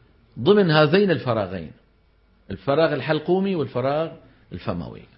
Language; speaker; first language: Arabic; native; Arabic